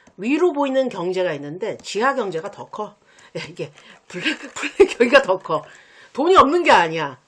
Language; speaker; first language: Korean; native; Korean